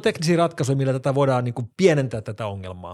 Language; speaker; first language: Finnish; native; Finnish